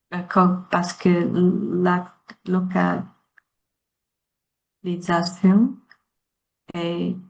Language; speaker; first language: French; non-native, learner; Chinese